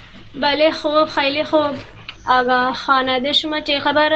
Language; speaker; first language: Persian; non-native, learner; Urdu